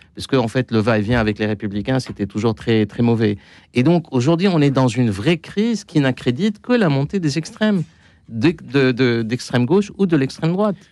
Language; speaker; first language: French; non-native, local second language; Arabic